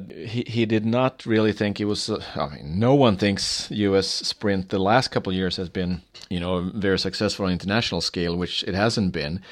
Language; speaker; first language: English; non-native, fluent; Swedish